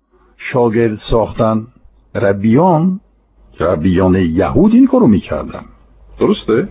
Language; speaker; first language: Persian; non-native, fluent; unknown